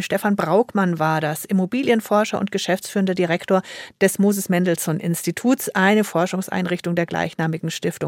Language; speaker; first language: German; native; German